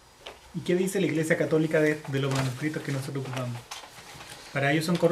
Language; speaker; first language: Spanish; native; Spanish